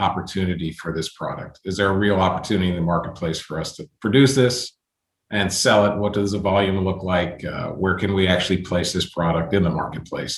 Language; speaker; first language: English; native; English